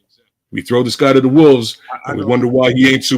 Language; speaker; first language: English; native; English